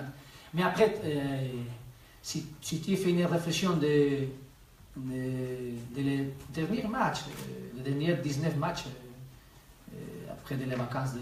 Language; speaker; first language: French; non-native, learner; Spanish